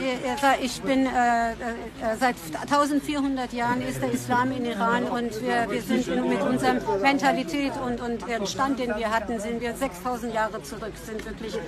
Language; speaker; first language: German; non-native, fluent; Persian